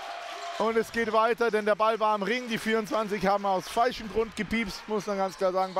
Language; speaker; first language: German; native; German